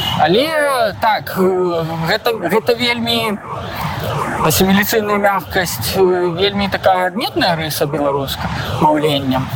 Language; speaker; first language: Belarusian; non-native, local second language; Russian